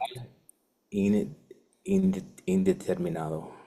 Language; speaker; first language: Spanish; non-native, learner; English